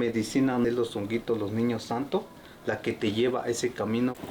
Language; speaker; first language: Spanish; native; Spanish